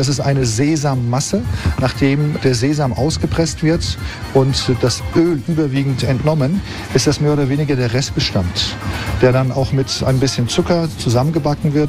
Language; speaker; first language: German; non-native, fluent; Turkish